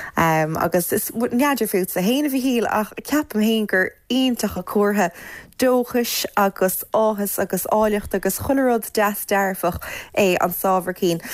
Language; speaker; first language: Irish; native; Irish